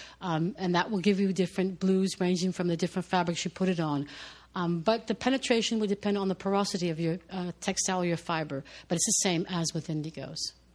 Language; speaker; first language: English; non-native, fluent; French